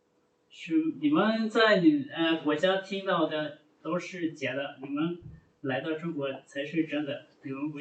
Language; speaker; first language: Chinese; non-native, fluent; Lao